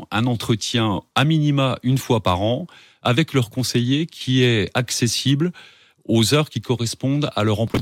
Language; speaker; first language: French; native; French